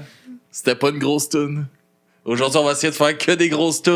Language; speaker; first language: French; native; French